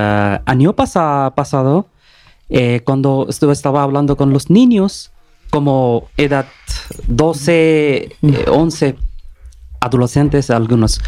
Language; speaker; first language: Spanish; non-native, learner; Bangla